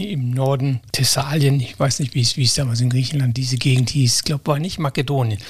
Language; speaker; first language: German; native; German